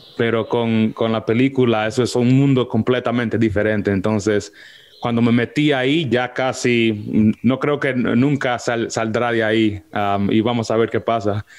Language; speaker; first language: Spanish; early bilingual, heritage; Spanish